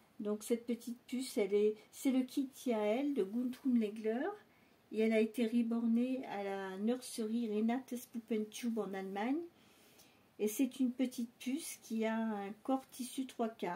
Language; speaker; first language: French; native; French